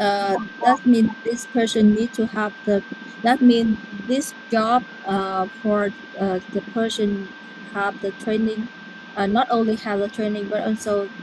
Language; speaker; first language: English; non-native, learner; Vietnamese